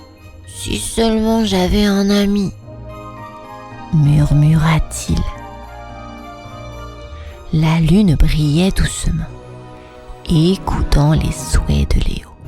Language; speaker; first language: French; native; French